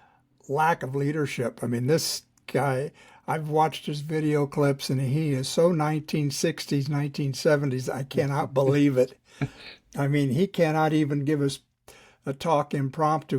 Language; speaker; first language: English; native; English